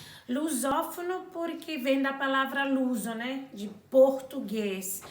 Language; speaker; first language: Portuguese; non-native, local second language; Kabuverdianu